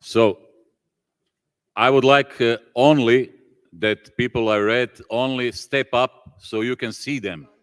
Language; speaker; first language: English; non-native, fluent; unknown